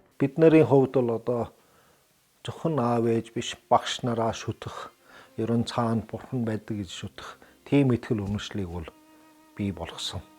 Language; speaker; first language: Mongolian; early bilingual, heritage; Mongolian